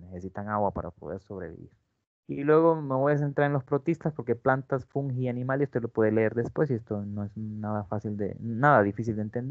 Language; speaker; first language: Spanish; native; Spanish